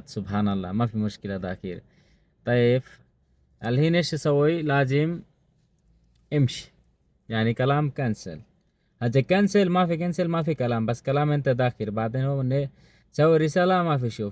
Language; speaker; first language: Arabic; non-native, learner; Bangla